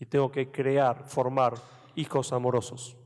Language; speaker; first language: Spanish; native; Spanish